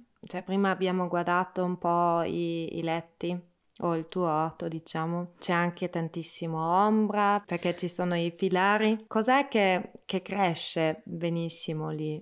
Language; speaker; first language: Italian; non-native, local second language; German